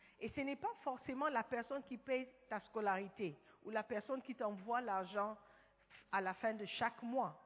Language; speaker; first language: French; non-native, fluent; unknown